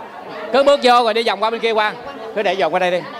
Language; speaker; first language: Vietnamese; native; Vietnamese